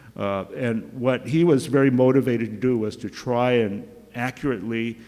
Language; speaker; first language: English; native; English